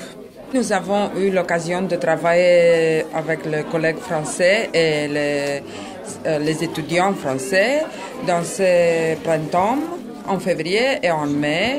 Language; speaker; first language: French; non-native, fluent; Romanian